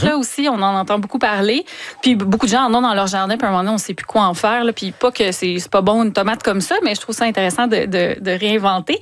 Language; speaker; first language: French; native; French